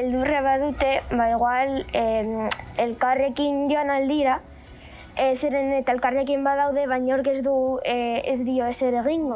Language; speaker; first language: Basque; non-native, local second language; Spanish